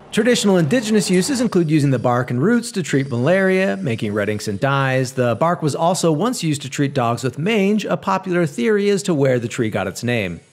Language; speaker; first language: English; native; English